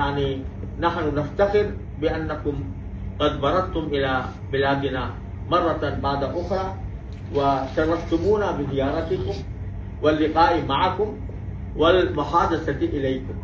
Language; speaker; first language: Arabic; non-native, fluent; Urdu